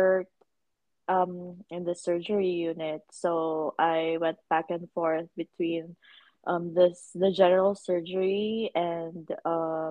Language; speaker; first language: English; non-native, local second language; Cebuano